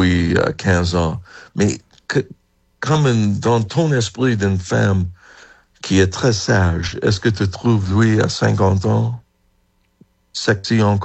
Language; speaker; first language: French; non-native, learner; English